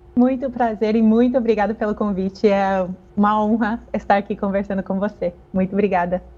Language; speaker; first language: Portuguese; non-native, fluent; English